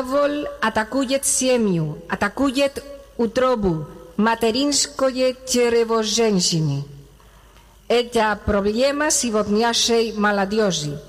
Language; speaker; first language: Russian; non-native, learner; Spanish